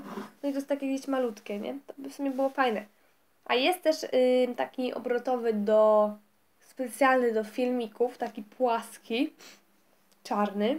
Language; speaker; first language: Polish; native; Polish